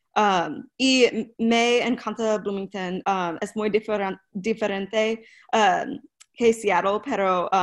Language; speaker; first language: Spanish; non-native, learner; English